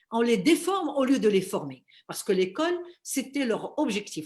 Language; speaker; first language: French; non-native, local second language; Arabic